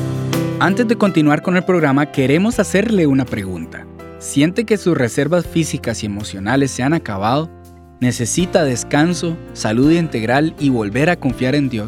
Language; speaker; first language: Spanish; native; Spanish